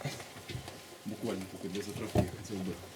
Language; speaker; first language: Russian; native; Russian